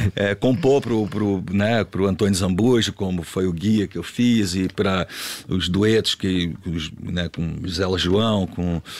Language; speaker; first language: Portuguese; native; Portuguese